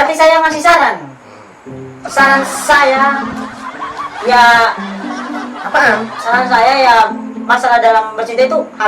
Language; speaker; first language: Indonesian; non-native, local second language; Javanese